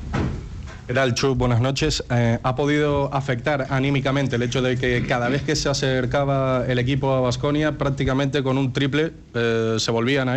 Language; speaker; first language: Spanish; native; Spanish